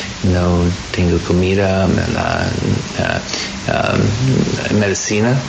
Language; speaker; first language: Spanish; non-native, learner; English